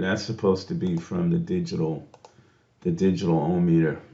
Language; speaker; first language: English; native; English